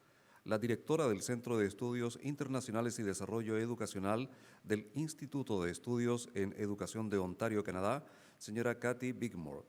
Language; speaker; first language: Spanish; native; Spanish